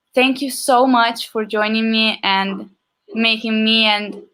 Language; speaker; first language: English; non-native, fluent; Italian